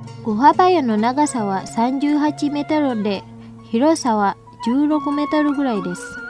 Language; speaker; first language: Japanese; non-native, fluent; Indonesian